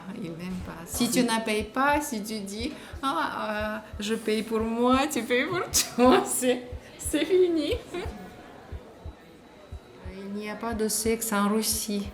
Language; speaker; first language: French; non-native, learner; Russian